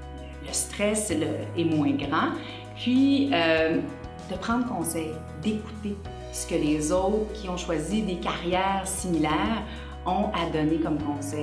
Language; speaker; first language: French; native; French